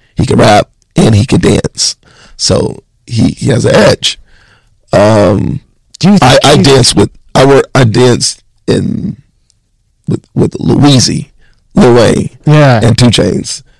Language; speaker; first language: English; native; English